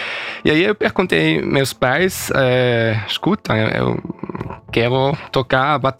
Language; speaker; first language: Portuguese; early bilingual, heritage; Portuguese